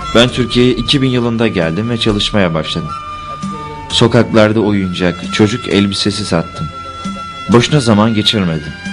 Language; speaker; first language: Turkish; non-native, fluent; Uyghur